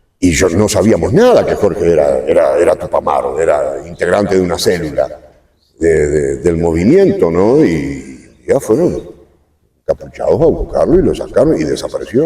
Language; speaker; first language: Spanish; native; Spanish